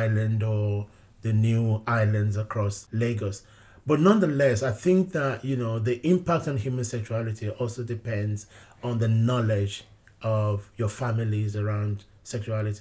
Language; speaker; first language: English; non-native, local second language; Yoruba